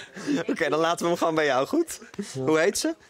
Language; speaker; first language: Dutch; native; Dutch